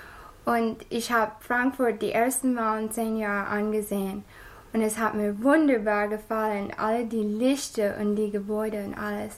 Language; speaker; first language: German; non-native, fluent; English